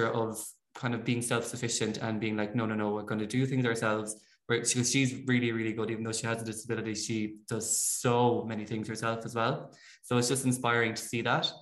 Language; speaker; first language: English; native; English